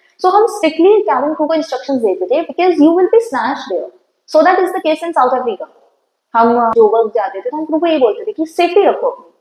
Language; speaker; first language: Hindi; native; Hindi